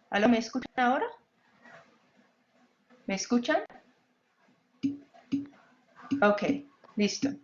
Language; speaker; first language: Spanish; non-native, fluent; English